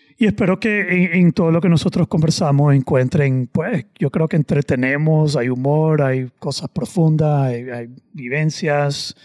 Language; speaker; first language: Spanish; native; Spanish